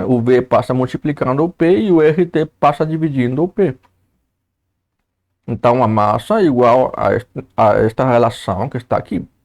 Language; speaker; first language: Portuguese; native; Portuguese